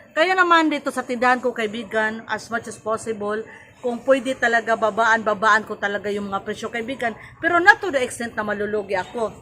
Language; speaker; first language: Filipino; non-native, local second language; Cebuano